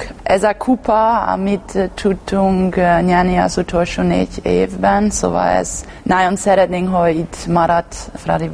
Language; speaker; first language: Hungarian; non-native, learner; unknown